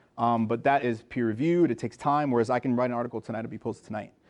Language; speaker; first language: English; native; English